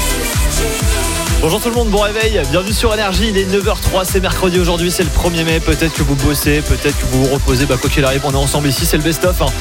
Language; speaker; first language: French; native; French